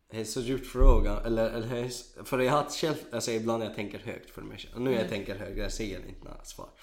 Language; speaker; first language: Swedish; non-native, learner; Kurdish